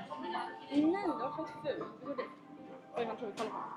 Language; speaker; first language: Swedish; early bilingual, other home language; Mongolian